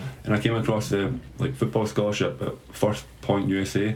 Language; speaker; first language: English; native; English